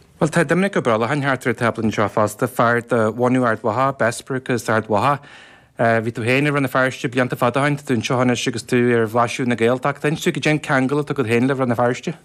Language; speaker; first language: Irish; native; Irish